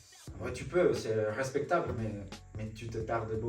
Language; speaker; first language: French; non-native, fluent; Spanish